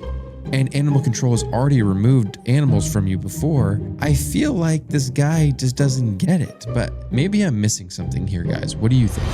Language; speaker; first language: English; native; English